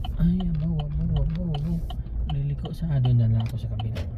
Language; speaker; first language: Filipino; non-native, local second language; Aklanon